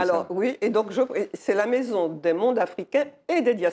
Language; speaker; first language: French; native; French